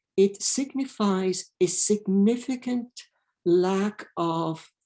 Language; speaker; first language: English; non-native, fluent; Italian